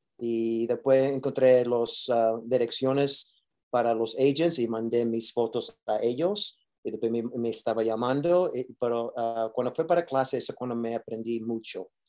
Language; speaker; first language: Spanish; early bilingual, heritage; Spanish